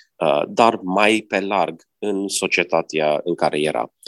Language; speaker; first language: Romanian; native; Romanian